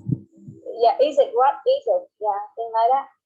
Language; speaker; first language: English; non-native, learner; Vietnamese